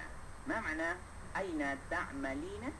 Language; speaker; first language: Arabic; non-native, fluent; Malay